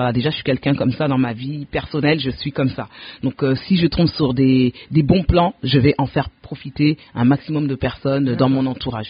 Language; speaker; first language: French; early bilingual, other home language; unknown